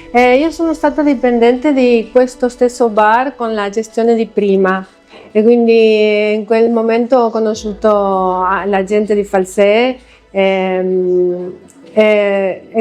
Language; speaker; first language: Italian; non-native, fluent; Spanish